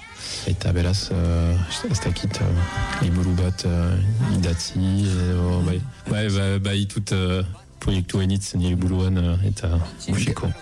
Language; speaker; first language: Basque; non-native, fluent; Italian